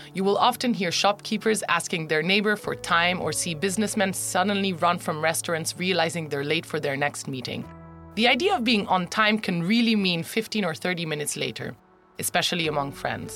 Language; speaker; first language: English; non-native, fluent; Italian